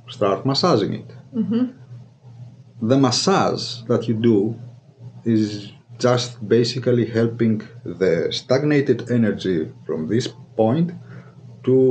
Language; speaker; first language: English; non-native, fluent; Greek